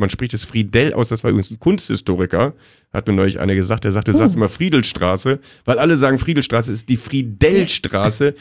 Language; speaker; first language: German; native; German